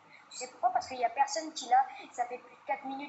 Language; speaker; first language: French; native; French